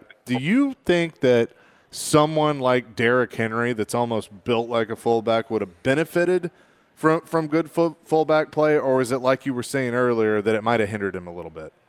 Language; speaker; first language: English; native; English